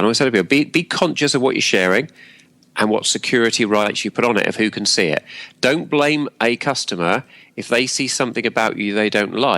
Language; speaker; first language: English; native; English